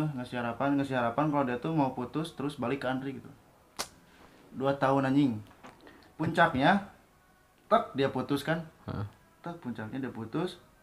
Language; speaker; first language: Indonesian; non-native, local second language; Sundanese